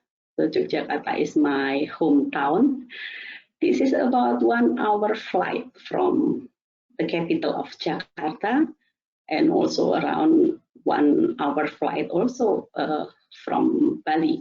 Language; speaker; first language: English; non-native, fluent; Indonesian